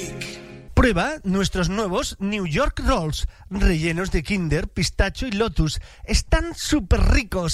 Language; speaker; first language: Spanish; native; Spanish